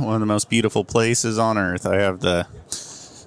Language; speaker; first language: English; native; English